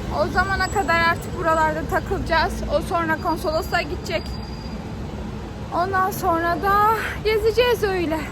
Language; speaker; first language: Turkish; early bilingual, heritage; Turkish